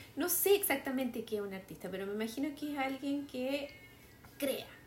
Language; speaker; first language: Spanish; native; Spanish